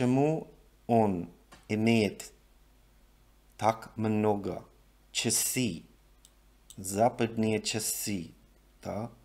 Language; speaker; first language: Russian; non-native, learner; English